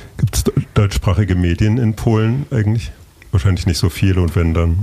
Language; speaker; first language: German; native; German